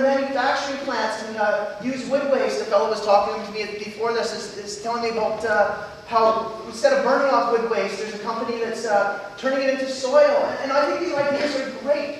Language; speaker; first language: English; native; English